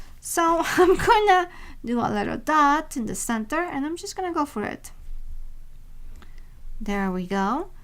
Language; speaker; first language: English; non-native, fluent; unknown